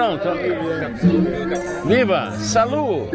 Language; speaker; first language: Spanish; non-native, learner; Portuguese